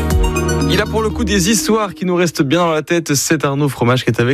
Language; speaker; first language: French; native; French